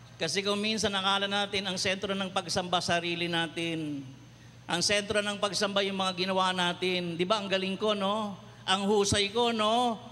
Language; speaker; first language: Filipino; non-native, local second language; Cebuano